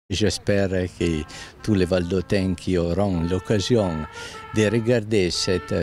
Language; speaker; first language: French; non-native, local second language; Italian